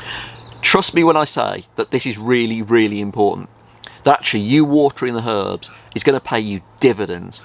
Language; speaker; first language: English; native; English